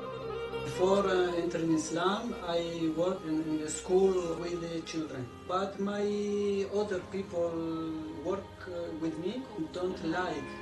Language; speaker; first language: English; non-native, learner; Spanish